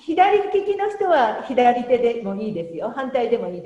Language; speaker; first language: Japanese; non-native, fluent; Indonesian